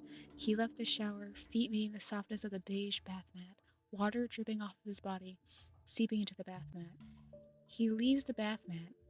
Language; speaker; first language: English; native; English